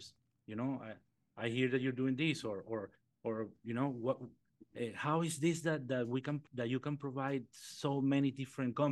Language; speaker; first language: English; non-native, fluent; Spanish